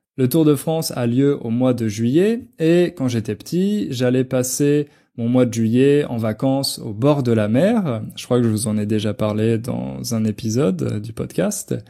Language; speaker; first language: French; native; French